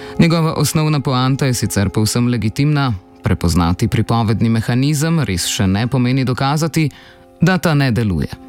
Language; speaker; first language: Slovenian; native; Slovenian